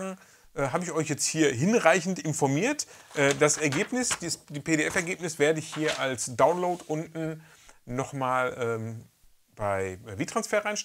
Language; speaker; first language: German; native; German